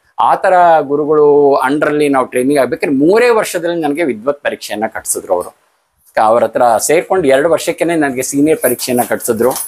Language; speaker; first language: Kannada; native; Kannada